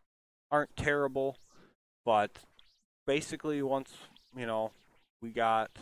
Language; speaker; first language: English; native; English